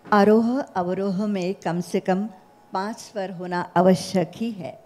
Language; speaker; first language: Hindi; non-native, local second language; Marathi